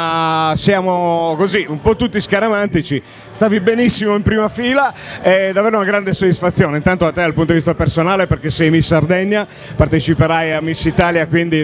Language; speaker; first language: Italian; native; Italian